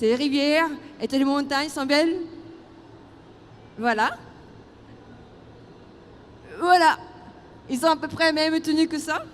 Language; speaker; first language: French; non-native, fluent; Japanese